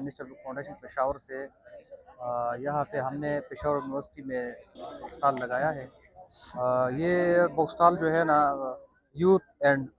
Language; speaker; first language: Hindi; non-native, local second language; Pashto